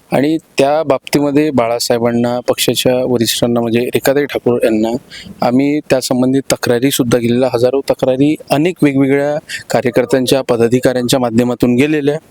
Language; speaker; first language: Marathi; native; Marathi